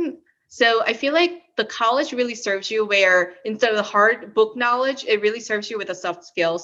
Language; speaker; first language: English; early bilingual, other home language; Korean